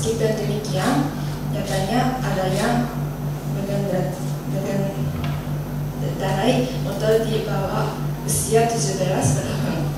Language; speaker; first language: Indonesian; non-native, learner; Japanese